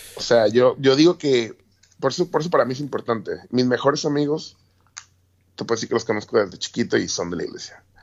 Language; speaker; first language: Spanish; native; Spanish